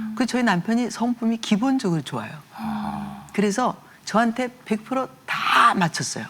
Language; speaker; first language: Korean; native; Korean